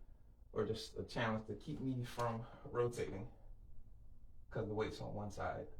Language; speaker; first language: English; native; English